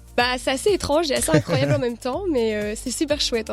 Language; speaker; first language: French; native; French